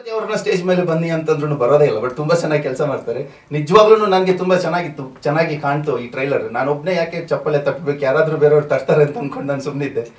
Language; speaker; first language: Kannada; non-native, local second language; Tulu